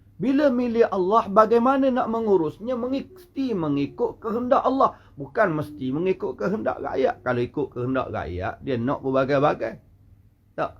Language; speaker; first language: Malay; native; Malay